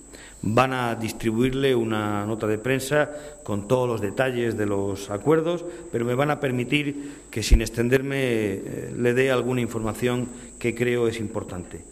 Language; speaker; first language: Spanish; native; Spanish